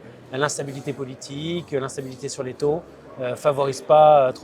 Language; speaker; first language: French; native; French